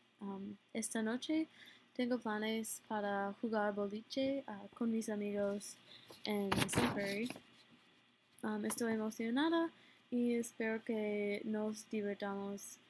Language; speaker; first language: Spanish; non-native, learner; English